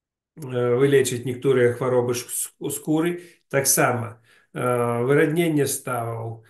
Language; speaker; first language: Polish; non-native, learner; Ukrainian